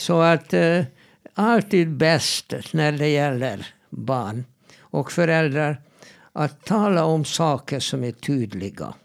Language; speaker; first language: Swedish; non-native, fluent; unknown